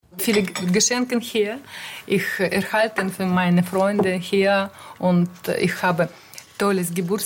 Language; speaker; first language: German; non-native, learner; Ukrainian